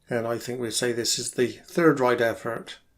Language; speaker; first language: English; native; English